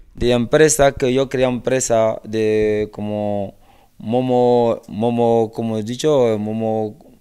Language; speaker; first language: Spanish; non-native, fluent; French